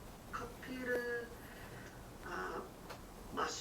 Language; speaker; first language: Korean; non-native, learner; English